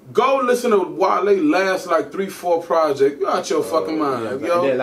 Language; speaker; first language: English; native; English